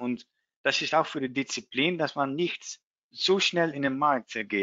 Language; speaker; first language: German; non-native, learner; Dutch